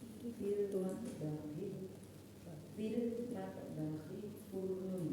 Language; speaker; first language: Arabic; non-native, learner; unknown